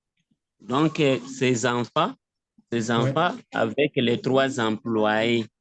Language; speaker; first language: French; non-native, local second language; Swahili